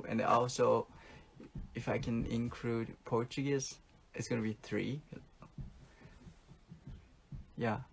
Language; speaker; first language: English; non-native, learner; Japanese